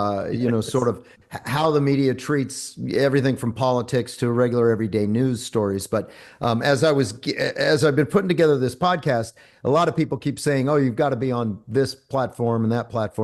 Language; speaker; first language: English; native; English